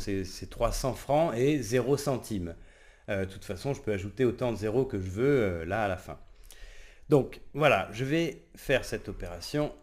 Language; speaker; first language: French; native; French